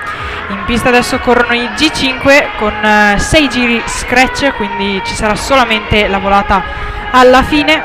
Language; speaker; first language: Italian; native; Italian